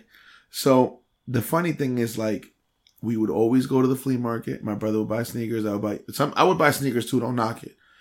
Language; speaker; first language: English; early bilingual, other home language; Spanish